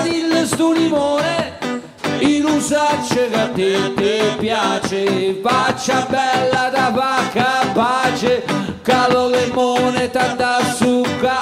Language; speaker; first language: Italian; native; Italian